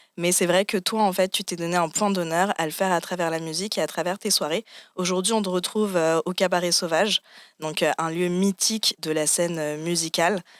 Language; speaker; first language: French; native; French